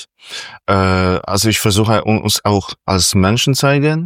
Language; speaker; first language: German; non-native, fluent; Polish